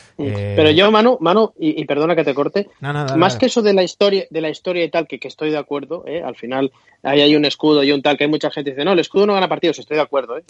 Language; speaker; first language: Spanish; native; Spanish